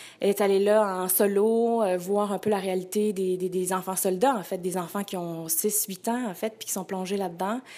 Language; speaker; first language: French; native; French